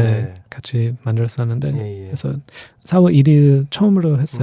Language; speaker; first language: Korean; non-native, fluent; English